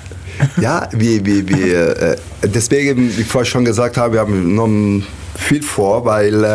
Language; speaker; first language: German; non-native, learner; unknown